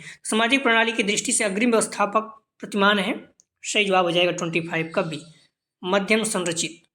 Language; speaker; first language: Hindi; native; Hindi